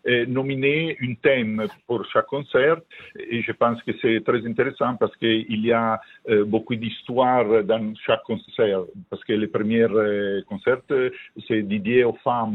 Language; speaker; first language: French; non-native, fluent; Italian